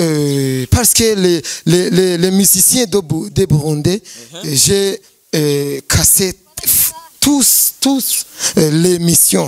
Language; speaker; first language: French; non-native, learner; Rundi